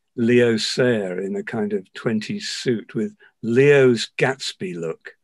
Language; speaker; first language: English; native; English